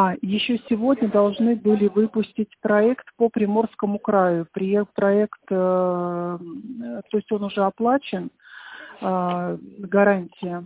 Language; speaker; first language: Russian; native; Russian